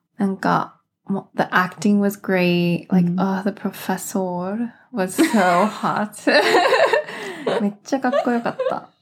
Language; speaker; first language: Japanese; early bilingual, heritage; Japanese